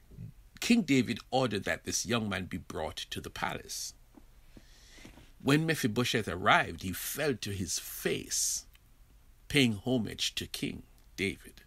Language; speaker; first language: English; native; English